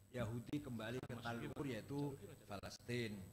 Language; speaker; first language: Indonesian; native; Indonesian